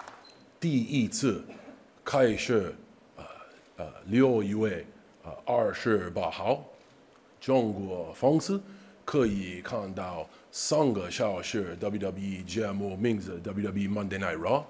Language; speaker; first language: Chinese; non-native, learner; English